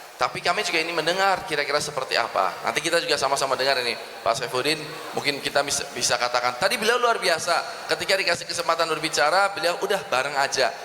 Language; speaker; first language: Indonesian; native; Indonesian